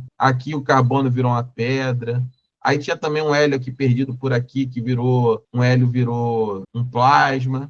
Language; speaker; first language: Portuguese; native; Portuguese